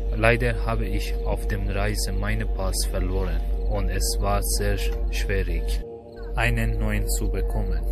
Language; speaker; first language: German; non-native, learner; Persian